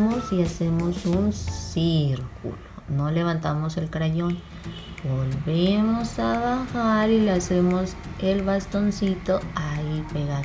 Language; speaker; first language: Spanish; native; Spanish